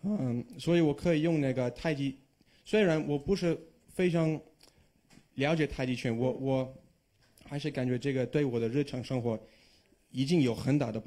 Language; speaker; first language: Chinese; non-native, fluent; English